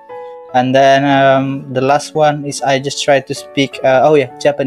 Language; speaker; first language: English; non-native, learner; Indonesian